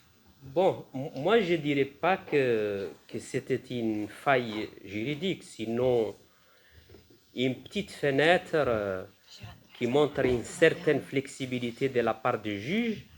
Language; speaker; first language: French; non-native, fluent; Spanish